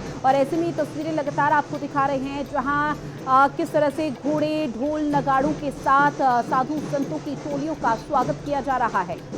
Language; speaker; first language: Hindi; native; Hindi